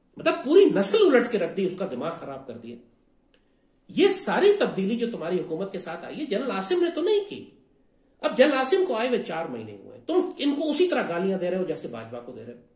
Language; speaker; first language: Urdu; native; Urdu